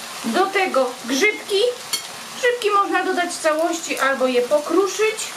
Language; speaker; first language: Polish; native; Polish